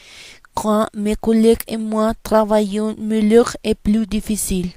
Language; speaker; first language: French; non-native, learner; Spanish